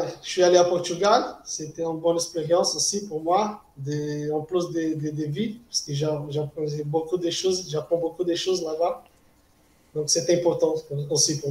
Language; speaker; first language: French; non-native, fluent; Portuguese